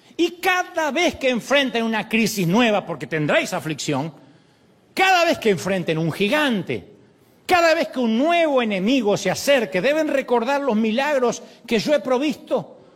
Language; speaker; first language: Spanish; native; Spanish